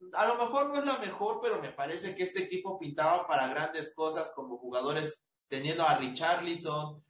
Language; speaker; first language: Spanish; native; Spanish